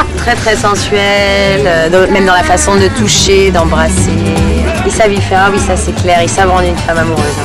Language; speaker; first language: French; native; French